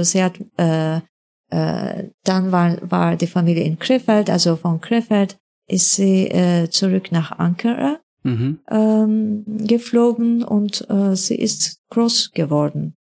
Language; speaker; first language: German; non-native, fluent; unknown